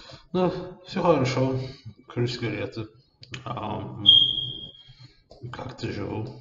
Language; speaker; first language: Russian; non-native, fluent; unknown